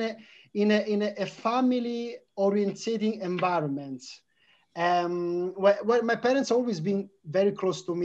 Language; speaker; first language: English; non-native, fluent; Italian